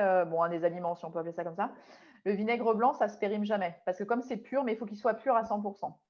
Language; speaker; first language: French; native; French